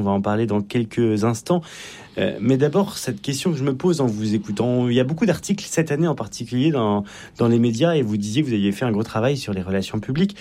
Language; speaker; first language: French; native; French